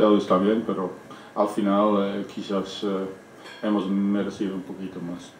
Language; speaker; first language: Spanish; non-native, fluent; Dutch